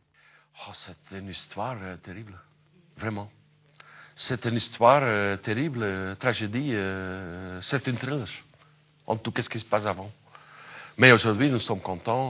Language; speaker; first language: French; non-native, learner; Dutch